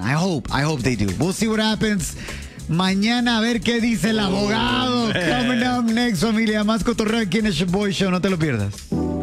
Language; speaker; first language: Spanish; early bilingual, heritage; Spanish